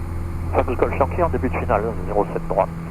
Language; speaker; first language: French; native; French